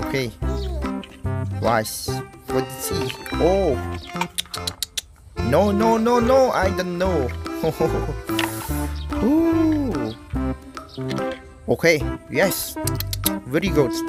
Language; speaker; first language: English; non-native, learner; Khmer